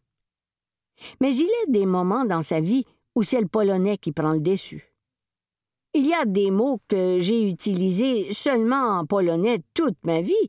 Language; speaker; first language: French; native; French